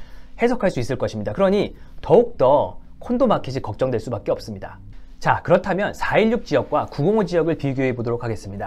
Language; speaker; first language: Korean; native; Korean